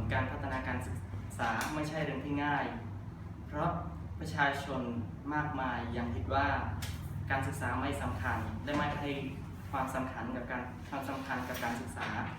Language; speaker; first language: Thai; non-native, learner; Khmer